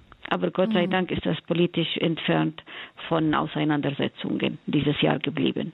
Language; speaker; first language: German; non-native, fluent; Arabic